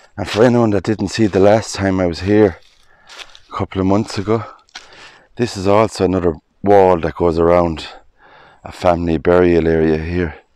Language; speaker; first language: English; native; English